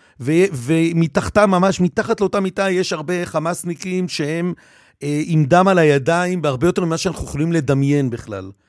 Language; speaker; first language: Hebrew; native; Hebrew